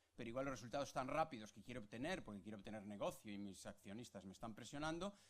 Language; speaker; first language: Spanish; native; Spanish